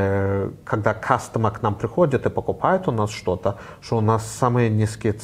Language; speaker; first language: Russian; early bilingual, heritage; Russian